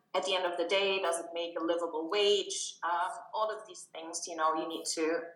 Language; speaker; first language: English; non-native, fluent; German